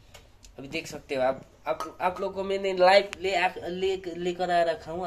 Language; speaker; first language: Hindi; non-native, local second language; Nepali